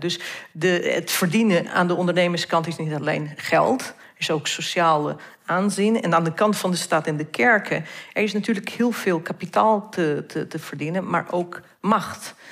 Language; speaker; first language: Dutch; non-native, fluent; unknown